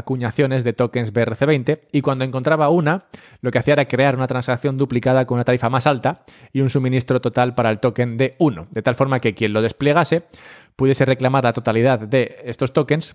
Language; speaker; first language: Spanish; native; Spanish